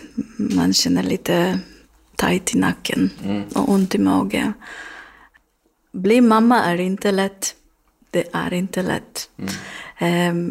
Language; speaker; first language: Swedish; non-native, learner; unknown